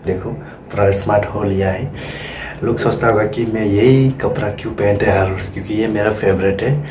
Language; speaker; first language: Hindi; non-native, local second language; Kok Borok